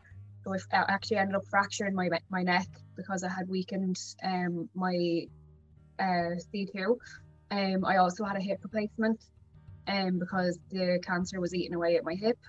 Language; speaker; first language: English; native; English